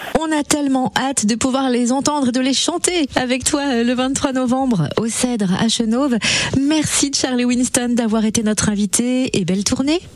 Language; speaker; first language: French; native; French